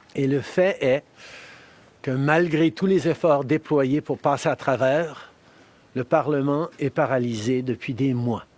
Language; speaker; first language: French; native; French